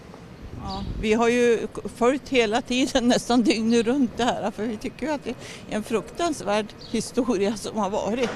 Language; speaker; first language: Swedish; native; Swedish